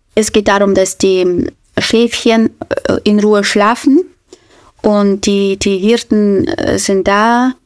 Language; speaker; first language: German; non-native, fluent; Russian